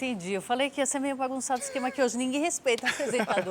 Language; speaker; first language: Portuguese; native; Portuguese